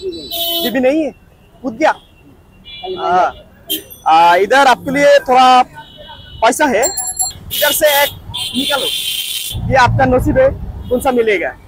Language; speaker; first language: Hindi; non-native, learner; Bangla